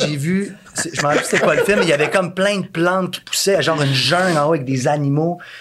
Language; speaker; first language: French; native; French